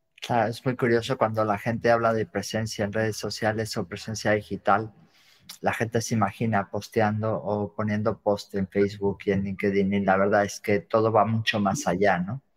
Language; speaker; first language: Spanish; native; Spanish